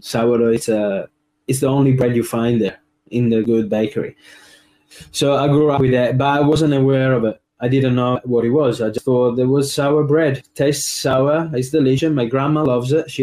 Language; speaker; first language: English; non-native, fluent; Italian